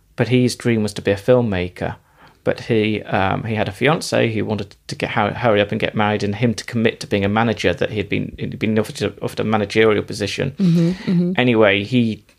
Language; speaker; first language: English; native; English